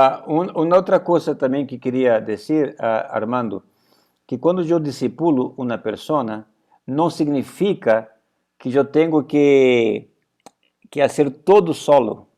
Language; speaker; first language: Portuguese; non-native, learner; Spanish